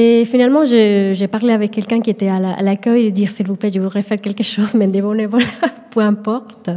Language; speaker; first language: French; non-native, fluent; Spanish